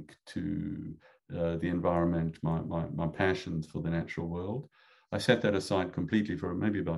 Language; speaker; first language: English; native; English